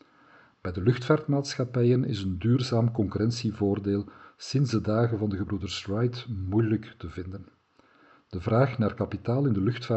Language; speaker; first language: Dutch; native; Dutch